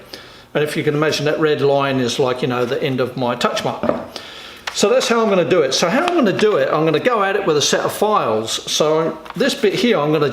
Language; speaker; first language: English; native; English